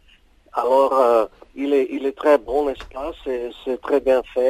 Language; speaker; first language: French; non-native, fluent; Czech